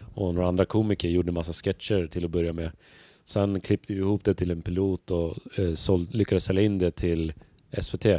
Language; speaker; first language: Swedish; native; Swedish